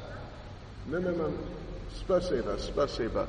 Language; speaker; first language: Russian; non-native, learner; English